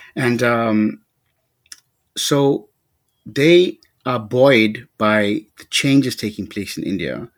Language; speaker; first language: English; native; English